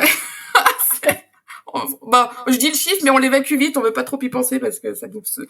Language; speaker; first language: French; native; French